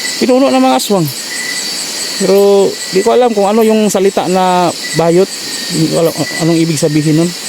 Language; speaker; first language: Filipino; native; Filipino